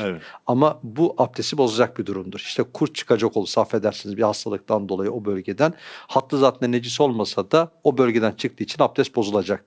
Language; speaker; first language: Turkish; native; Turkish